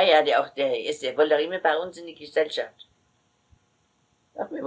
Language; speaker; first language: German; native; German